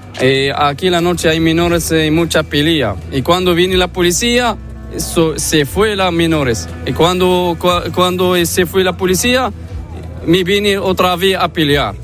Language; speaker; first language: Spanish; non-native, learner; Arabic